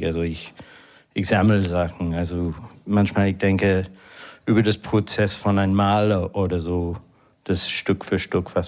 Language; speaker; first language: German; non-native, fluent; English